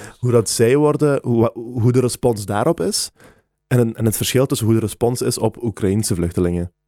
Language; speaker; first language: Dutch; native; Dutch